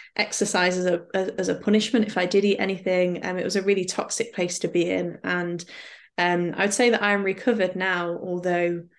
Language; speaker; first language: English; native; English